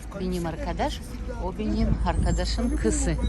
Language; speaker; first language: Turkish; non-native, local second language; Russian